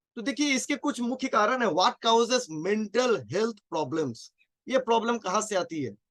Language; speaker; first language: Hindi; native; Hindi